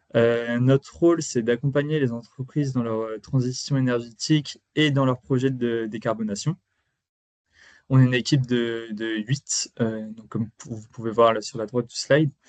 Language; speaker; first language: French; native; French